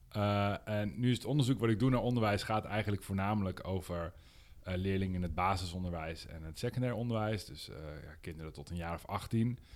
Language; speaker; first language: Dutch; native; Dutch